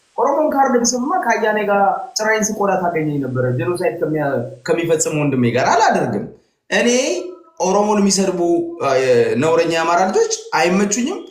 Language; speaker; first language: Amharic; native; Amharic